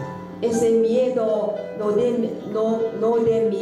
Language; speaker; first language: Spanish; non-native, learner; Korean